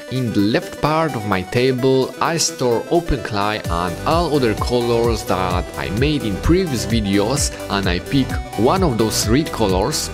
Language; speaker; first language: English; non-native, fluent; Polish